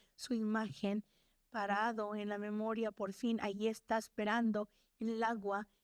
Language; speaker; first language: Spanish; early bilingual, other home language; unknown